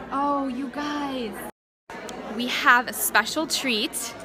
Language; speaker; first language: English; native; English